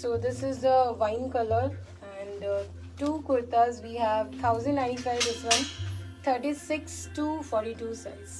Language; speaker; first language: English; non-native, local second language; Hindi